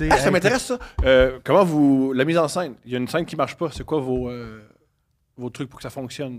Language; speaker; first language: French; native; French